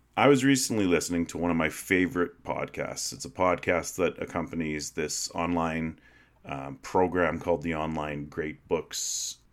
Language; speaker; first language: English; native; English